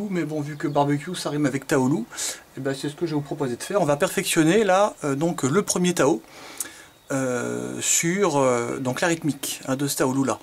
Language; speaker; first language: French; native; French